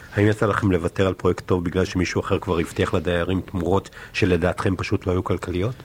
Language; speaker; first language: Hebrew; native; Hebrew